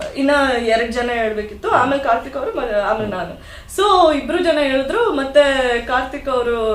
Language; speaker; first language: Kannada; non-native, learner; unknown